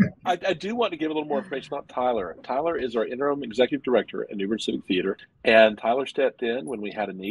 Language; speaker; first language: English; native; English